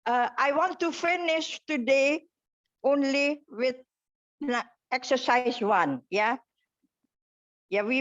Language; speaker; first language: English; non-native, fluent; Indonesian